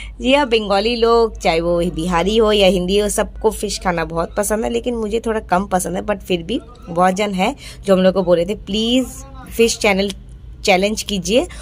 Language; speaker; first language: Hindi; non-native, local second language; Bangla